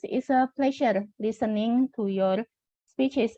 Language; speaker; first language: English; non-native, fluent; Indonesian